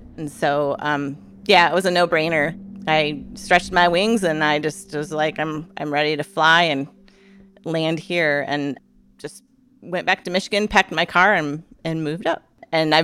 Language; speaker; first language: English; native; English